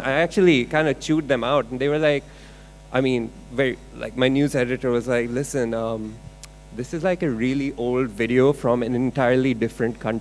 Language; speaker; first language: English; non-native, local second language; Urdu